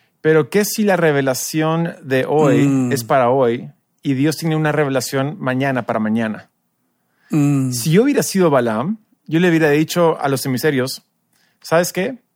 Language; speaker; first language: Spanish; early bilingual, other home language; English